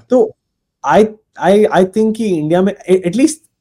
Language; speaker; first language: Hindi; native; Hindi